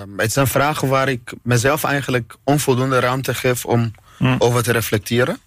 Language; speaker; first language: Dutch; non-native, fluent; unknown